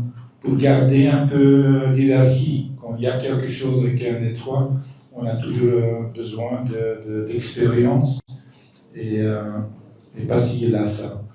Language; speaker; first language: French; non-native, local second language; Dutch